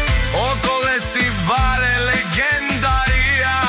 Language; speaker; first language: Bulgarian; non-native, local second language; Romany